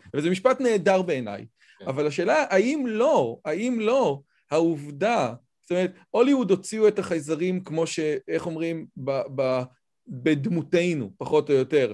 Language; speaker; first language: Hebrew; native; Hebrew